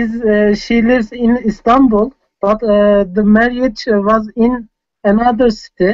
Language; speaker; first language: English; non-native, fluent; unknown